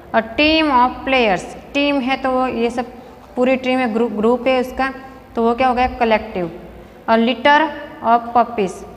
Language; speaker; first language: Hindi; non-native, local second language; Gujarati